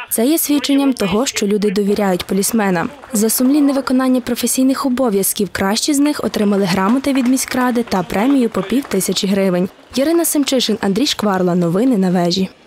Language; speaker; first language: Ukrainian; native; Ukrainian